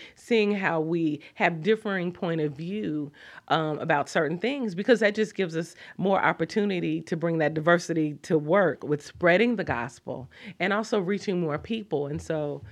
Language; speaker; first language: English; native; English